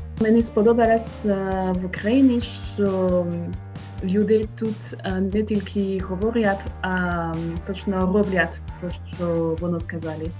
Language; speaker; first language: Ukrainian; non-native, learner; French